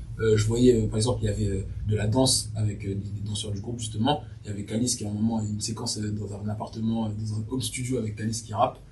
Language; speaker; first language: French; early bilingual, other home language; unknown